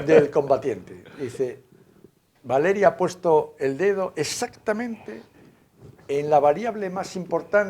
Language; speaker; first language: Spanish; native; Spanish